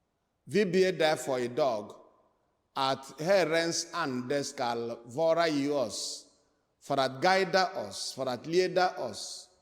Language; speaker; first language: Swedish; non-native, fluent; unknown